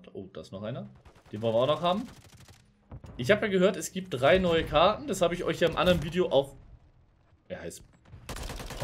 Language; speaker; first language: German; native; German